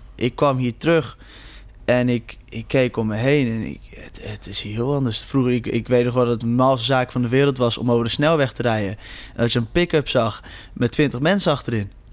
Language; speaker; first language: Dutch; early bilingual, heritage; Dutch